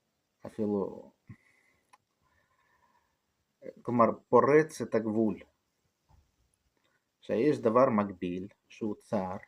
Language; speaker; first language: Hebrew; non-native, fluent; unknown